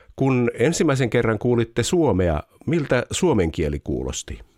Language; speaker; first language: Finnish; native; Finnish